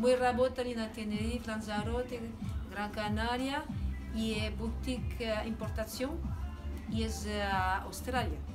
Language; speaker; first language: Russian; non-native, learner; French